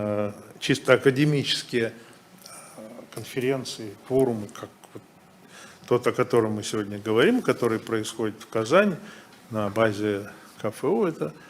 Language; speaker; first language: Russian; native; Russian